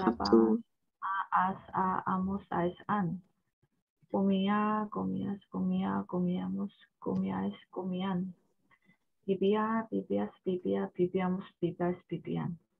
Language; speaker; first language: Spanish; non-native, learner; Korean